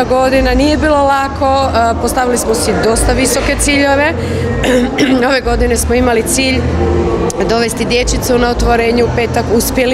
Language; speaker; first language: Croatian; native; Croatian